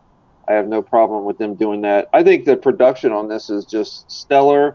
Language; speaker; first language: English; native; English